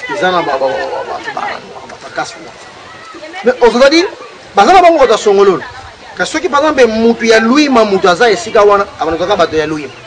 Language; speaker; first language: Lingala; non-native, local second language; Kongo